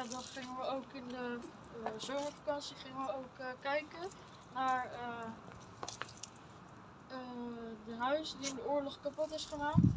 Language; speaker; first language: Dutch; early bilingual, other home language; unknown